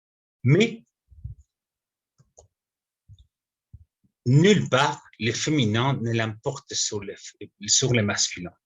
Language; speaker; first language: French; non-native, fluent; Spanish